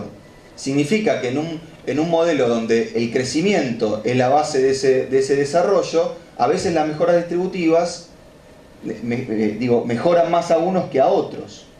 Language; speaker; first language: Spanish; native; Spanish